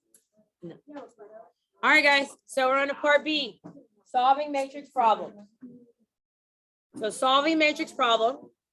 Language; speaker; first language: English; native; English